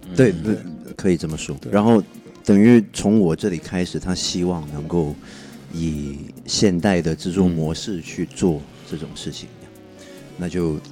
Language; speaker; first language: Chinese; non-native, local second language; Cantonese